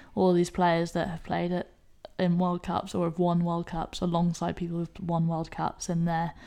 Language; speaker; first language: English; native; English